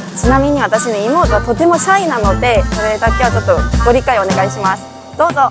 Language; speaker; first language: Japanese; non-native, fluent; Korean